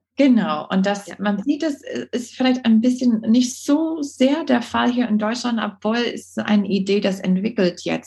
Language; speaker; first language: German; non-native, fluent; English